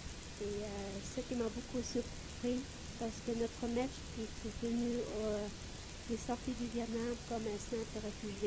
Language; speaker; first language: French; non-native, fluent; Vietnamese